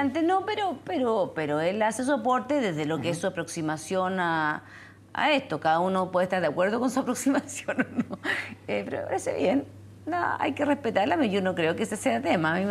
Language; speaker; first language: Spanish; native; Spanish